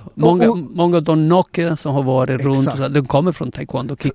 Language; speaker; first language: Swedish; non-native, fluent; Spanish